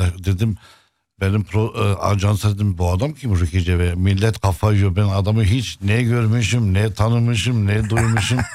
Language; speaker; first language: Turkish; non-native, fluent; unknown